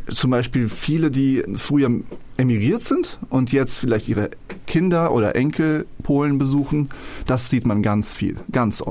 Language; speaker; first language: German; early bilingual, other home language; Polish